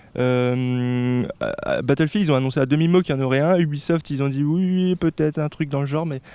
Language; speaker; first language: French; native; French